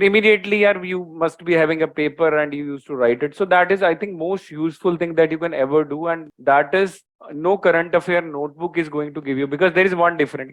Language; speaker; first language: English; non-native, local second language; Hindi